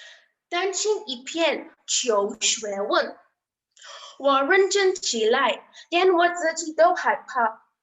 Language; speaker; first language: Chinese; non-native, learner; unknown